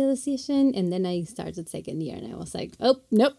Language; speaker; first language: English; non-native, fluent; Spanish